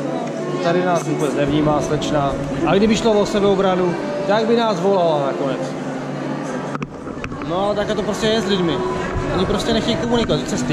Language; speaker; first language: Czech; native; Czech